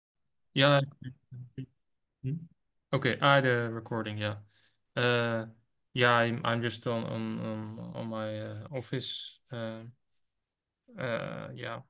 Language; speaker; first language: English; non-native, fluent; Dutch